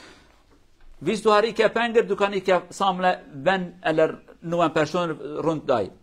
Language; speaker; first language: Norwegian; non-native, learner; Kurdish